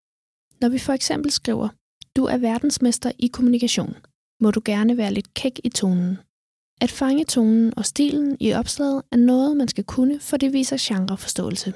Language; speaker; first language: Danish; native; Danish